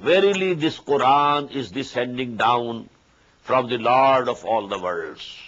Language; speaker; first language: English; non-native, local second language; Urdu